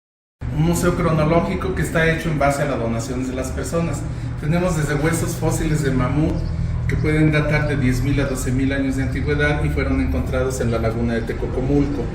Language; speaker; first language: Spanish; native; Spanish